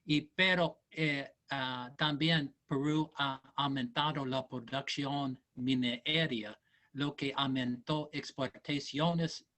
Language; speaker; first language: Spanish; non-native, learner; English